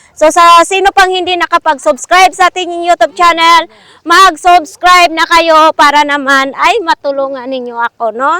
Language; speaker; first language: Filipino; non-native, local second language; Masbatenyo